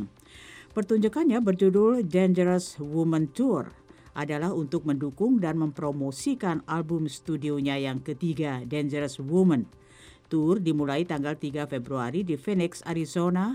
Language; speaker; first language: Indonesian; native; Indonesian